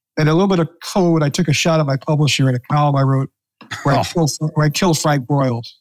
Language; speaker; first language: English; native; English